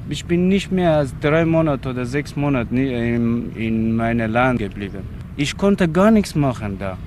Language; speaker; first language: German; non-native, learner; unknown